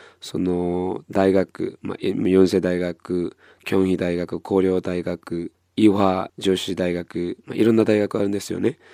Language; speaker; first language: Japanese; non-native, fluent; Korean